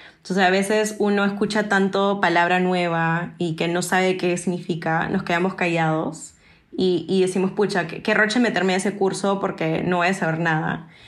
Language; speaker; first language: Spanish; non-native, fluent; English